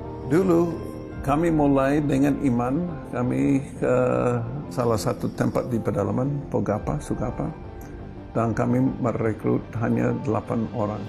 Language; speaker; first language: Indonesian; non-native, fluent; English